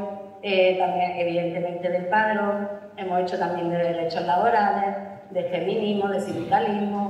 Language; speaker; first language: Spanish; native; Spanish